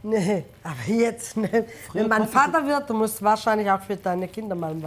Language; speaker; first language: German; non-native, fluent; Italian